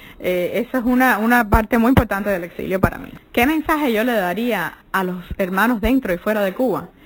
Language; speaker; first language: Spanish; native; Spanish